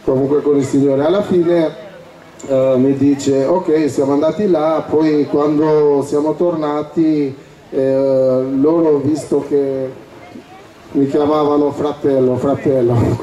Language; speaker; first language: Italian; non-native, fluent; Albanian